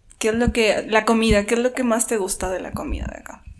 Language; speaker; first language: Spanish; native; Spanish